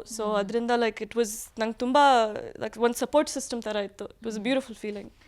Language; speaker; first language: Kannada; early bilingual, heritage; Kannada